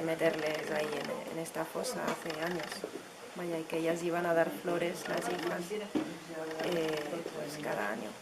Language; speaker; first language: Spanish; early bilingual, heritage; French